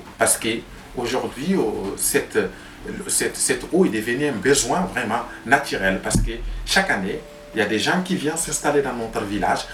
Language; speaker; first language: French; non-native, local second language; Tamasheq